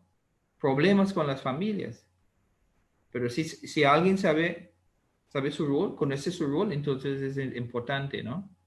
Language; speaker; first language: Spanish; non-native, learner; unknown